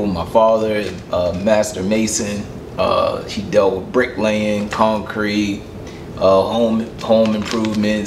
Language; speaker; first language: English; native; English